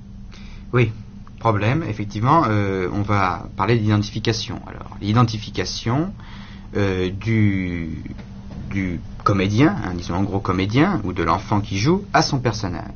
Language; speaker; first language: French; native; French